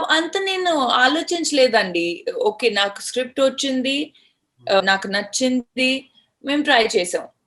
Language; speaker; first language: Telugu; non-native, fluent; Hindi